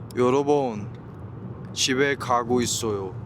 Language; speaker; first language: Korean; non-native, learner; Chinese